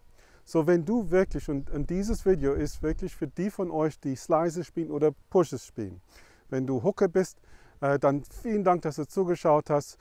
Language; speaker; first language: German; non-native, fluent; English